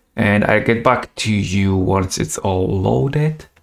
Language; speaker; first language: English; non-native, fluent; Polish